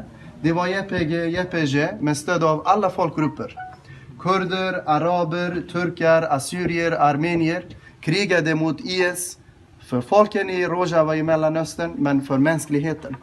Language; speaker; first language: Swedish; non-native, fluent; Kurdish